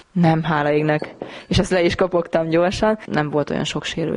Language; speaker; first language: Hungarian; native; Hungarian